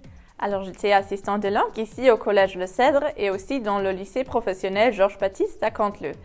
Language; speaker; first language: French; non-native, fluent; German